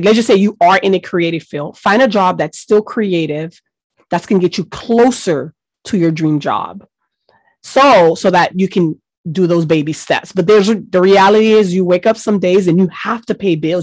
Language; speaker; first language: English; early bilingual, other home language; Haitian Creole